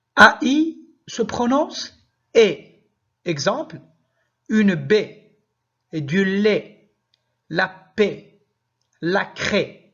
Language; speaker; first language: French; non-native, local second language; Arabic